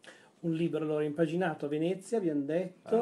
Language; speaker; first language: Italian; native; Italian